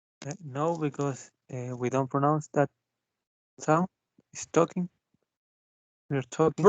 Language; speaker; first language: English; non-native, fluent; Spanish